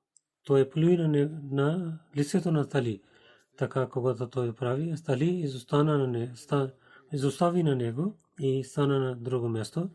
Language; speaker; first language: Bulgarian; non-native, fluent; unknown